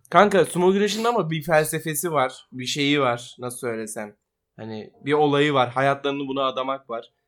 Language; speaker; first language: Turkish; native; Turkish